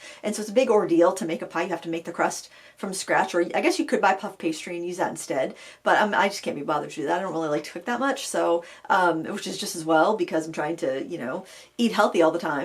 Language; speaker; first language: English; native; English